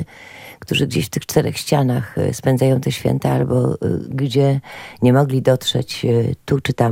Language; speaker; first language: Polish; native; Polish